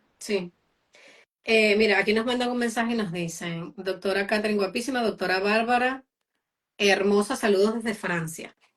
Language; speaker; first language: Spanish; native; Spanish